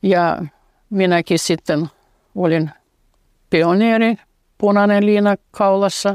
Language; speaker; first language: Finnish; non-native, fluent; Russian